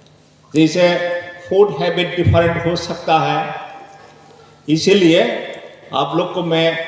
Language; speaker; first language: Hindi; non-native, local second language; Kok Borok